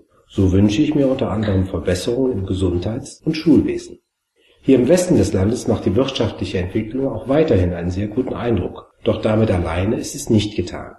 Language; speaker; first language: German; native; German